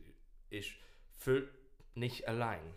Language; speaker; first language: German; non-native, learner; English